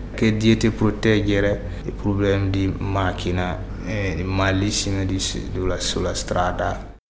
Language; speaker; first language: Italian; non-native, fluent; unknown